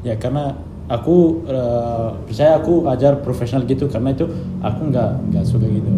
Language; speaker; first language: Indonesian; non-native, fluent; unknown